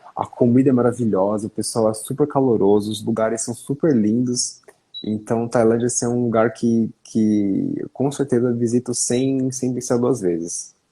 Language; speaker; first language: Portuguese; native; Portuguese